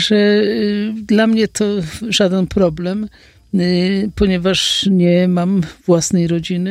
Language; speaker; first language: Polish; native; Polish